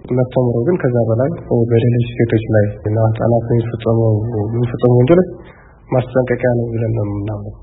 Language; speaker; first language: Amharic; non-native, local second language; Tigrinya